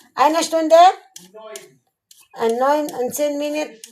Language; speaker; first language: German; non-native, learner; Cebuano